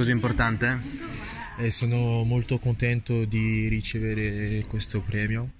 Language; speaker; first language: Italian; non-native, learner; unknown